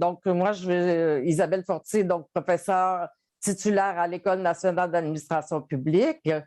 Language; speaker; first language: French; native; French